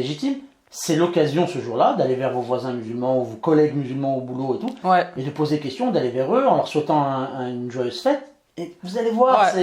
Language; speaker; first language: French; native; French